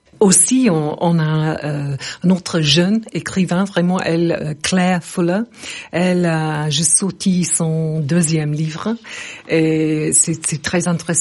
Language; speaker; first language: French; non-native, fluent; English